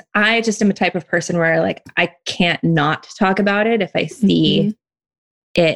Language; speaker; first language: English; native; English